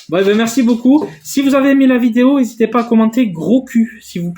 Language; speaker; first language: French; native; French